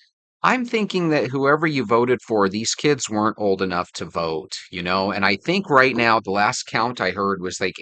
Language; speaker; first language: English; native; English